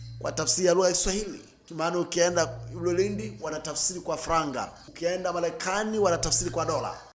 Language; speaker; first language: Swahili; native; Swahili